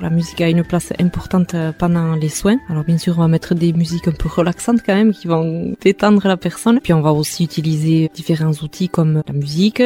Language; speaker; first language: French; non-native, local second language; Basque